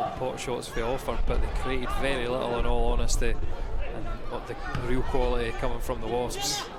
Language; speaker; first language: English; native; English